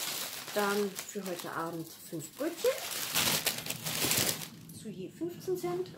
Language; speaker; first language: German; native; German